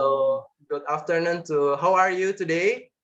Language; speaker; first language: English; non-native, learner; Indonesian